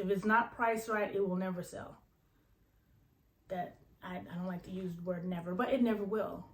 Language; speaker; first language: English; native; English